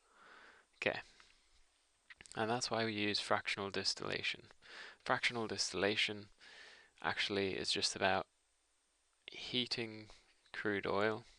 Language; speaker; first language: English; native; English